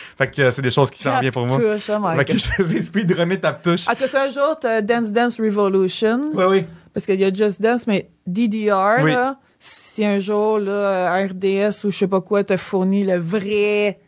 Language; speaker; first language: French; native; French